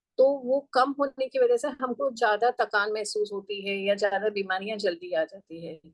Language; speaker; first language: Hindi; non-native, local second language; Gujarati